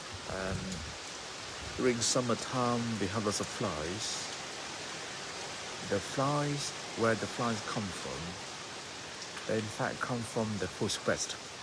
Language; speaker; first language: English; non-native, fluent; Thai